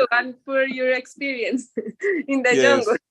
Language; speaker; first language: English; non-native, learner; Spanish